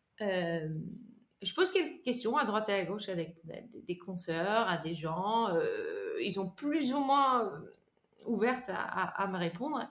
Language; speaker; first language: French; non-native, fluent; Dutch